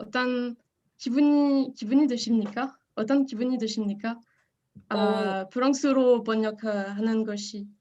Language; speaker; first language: Korean; non-native, learner; French